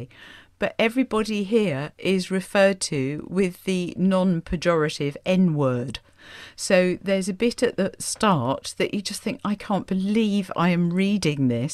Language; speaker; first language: English; native; English